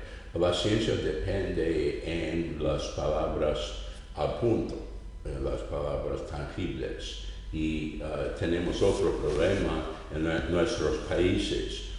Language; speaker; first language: Spanish; non-native, fluent; English